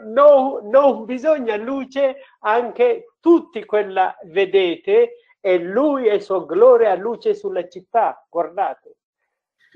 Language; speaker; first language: Italian; non-native, learner; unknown